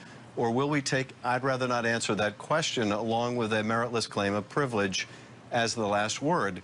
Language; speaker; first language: English; native; English